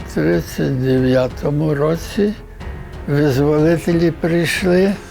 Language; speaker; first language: Ukrainian; native; Ukrainian